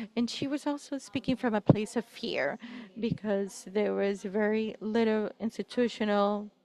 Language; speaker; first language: English; non-native, fluent; Spanish